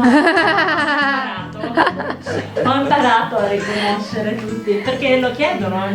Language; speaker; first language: Italian; native; Italian